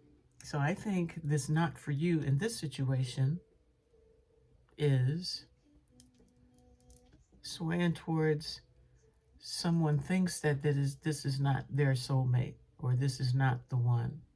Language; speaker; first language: English; native; English